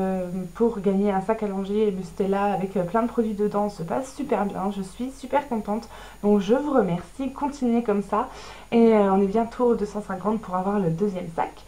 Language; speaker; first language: French; native; French